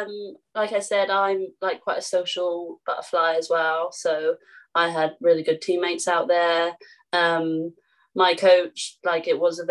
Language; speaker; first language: English; native; English